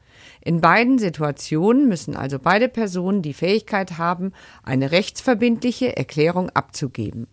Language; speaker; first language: German; native; German